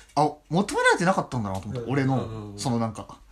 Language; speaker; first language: Japanese; native; Japanese